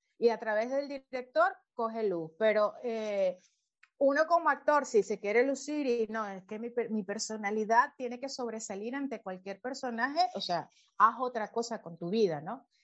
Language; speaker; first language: Spanish; native; Spanish